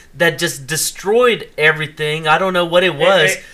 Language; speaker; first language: English; native; English